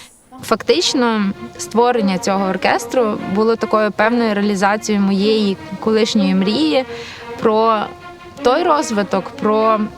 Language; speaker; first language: Ukrainian; native; Ukrainian